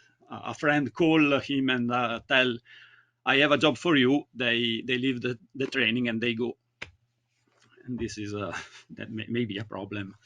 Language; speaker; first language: English; non-native, learner; Italian